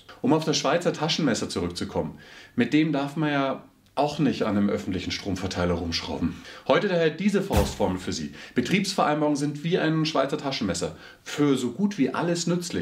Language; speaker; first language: German; native; German